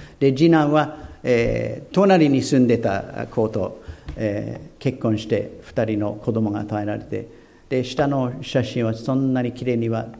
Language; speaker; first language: Japanese; non-native, fluent; English